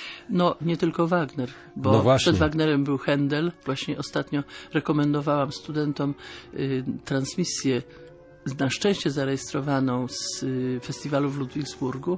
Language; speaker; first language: Polish; native; Polish